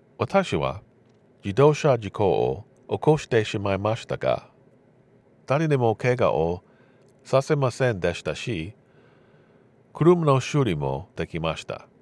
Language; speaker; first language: Japanese; non-native, learner; English